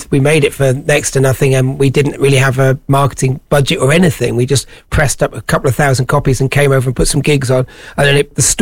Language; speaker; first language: English; native; English